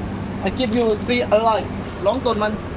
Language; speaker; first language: English; non-native, learner; Thai